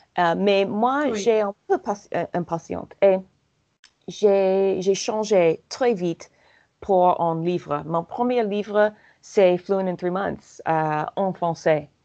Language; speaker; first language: French; non-native, learner; English